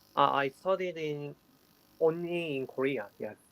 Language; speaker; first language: English; non-native, learner; Korean